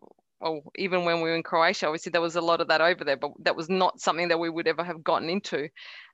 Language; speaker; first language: English; early bilingual, other home language; Croatian